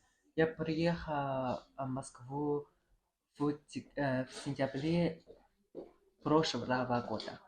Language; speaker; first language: Russian; non-native, learner; Chinese